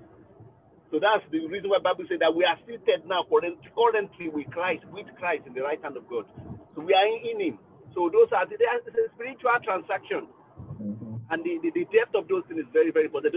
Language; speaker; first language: English; non-native, local second language; Yoruba